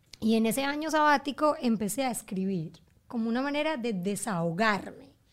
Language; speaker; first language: Spanish; native; Spanish